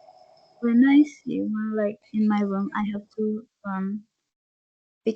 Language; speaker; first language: English; non-native, fluent; Spanish